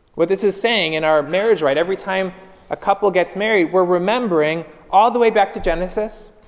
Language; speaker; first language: English; native; English